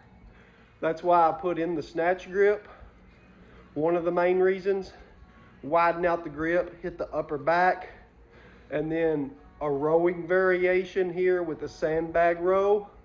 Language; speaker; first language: English; native; English